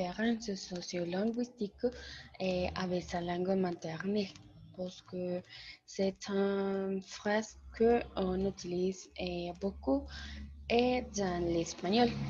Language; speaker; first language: French; non-native, learner; Spanish